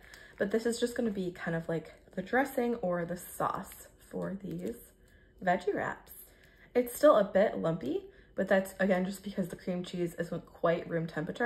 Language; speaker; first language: English; native; English